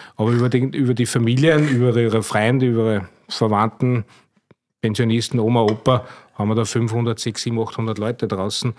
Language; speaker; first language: German; native; German